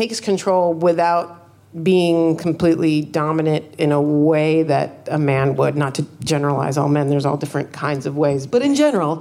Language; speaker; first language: English; native; English